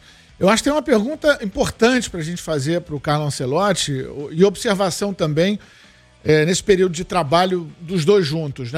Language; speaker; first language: Portuguese; native; Portuguese